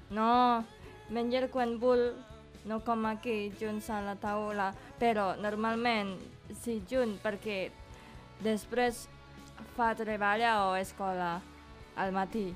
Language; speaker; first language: Catalan; non-native, learner; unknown